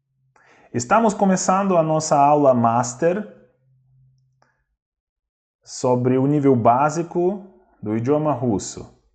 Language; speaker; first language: Portuguese; non-native, fluent; Russian